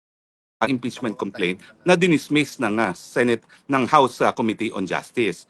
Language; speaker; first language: Filipino; native; Filipino